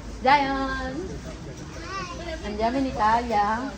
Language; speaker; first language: Italian; non-native, fluent; Filipino